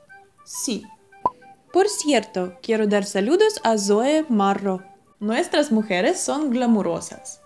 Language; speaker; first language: Spanish; non-native, fluent; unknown